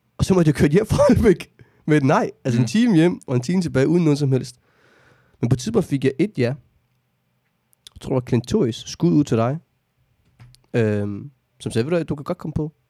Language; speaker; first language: Danish; early bilingual, other home language; Arabic